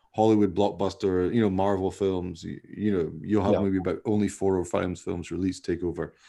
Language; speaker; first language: English; native; English